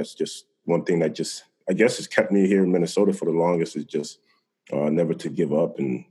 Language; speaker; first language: English; native; English